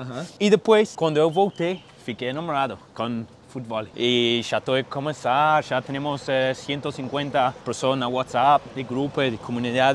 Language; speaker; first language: Portuguese; non-native, fluent; English